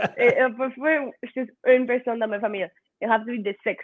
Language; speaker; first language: French; non-native, learner; Spanish